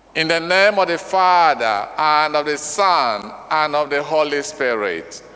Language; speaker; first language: English; non-native, local second language; Igbo